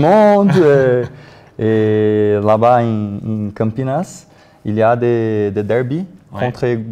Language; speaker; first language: French; non-native, learner; Portuguese